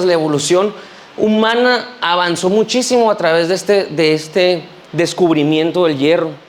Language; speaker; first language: Spanish; native; Spanish